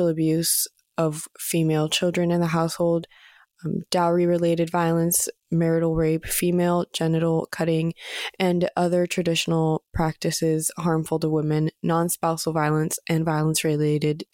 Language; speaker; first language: English; native; English